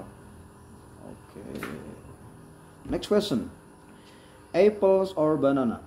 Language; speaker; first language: English; non-native, learner; Indonesian